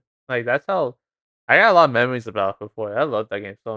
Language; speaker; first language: English; native; English